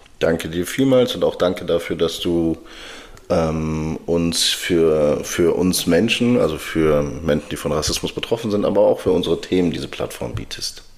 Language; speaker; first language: German; early bilingual, other home language; Arabic